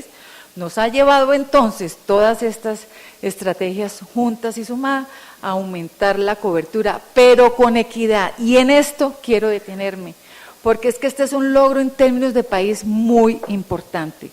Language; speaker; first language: Spanish; native; Spanish